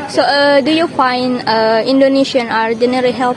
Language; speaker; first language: English; non-native, learner; Indonesian